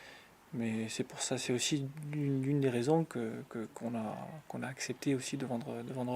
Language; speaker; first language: French; native; French